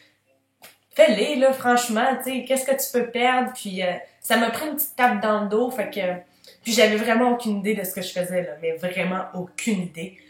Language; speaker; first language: French; native; French